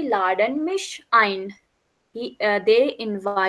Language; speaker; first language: German; non-native, learner; Hindi